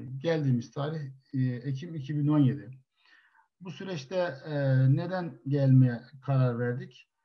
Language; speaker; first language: Turkish; native; Turkish